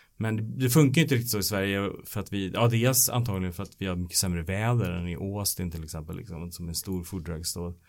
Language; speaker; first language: Swedish; native; Swedish